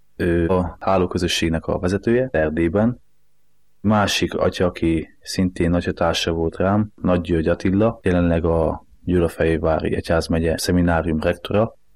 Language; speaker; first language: Hungarian; native; Hungarian